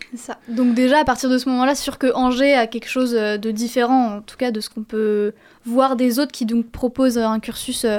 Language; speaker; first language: French; native; French